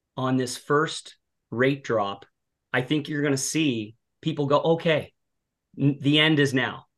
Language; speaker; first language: English; native; English